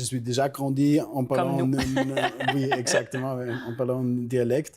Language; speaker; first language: French; non-native, fluent; Italian